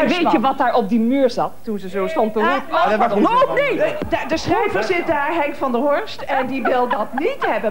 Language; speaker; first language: Dutch; native; Dutch